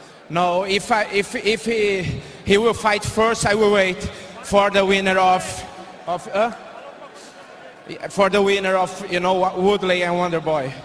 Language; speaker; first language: English; non-native, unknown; Portuguese